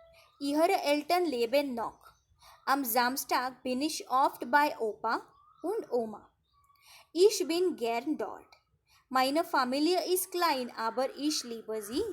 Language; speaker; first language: German; non-native, fluent; Marathi